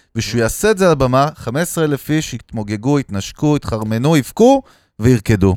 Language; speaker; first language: Hebrew; native; Hebrew